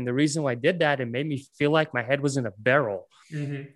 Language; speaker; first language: English; non-native, fluent; Latvian